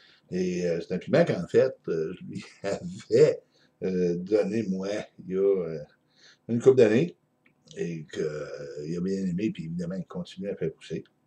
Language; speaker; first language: French; native; French